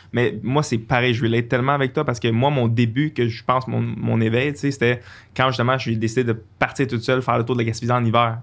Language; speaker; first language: French; native; French